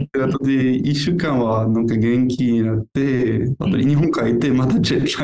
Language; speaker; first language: Japanese; non-native, learner; French